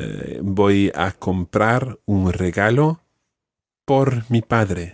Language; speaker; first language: Spanish; non-native, fluent; English